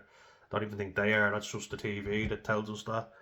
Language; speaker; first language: English; native; English